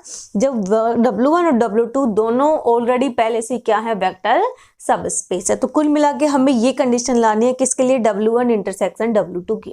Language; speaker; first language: Hindi; native; Hindi